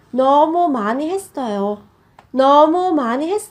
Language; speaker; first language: Korean; non-native, fluent; Vietnamese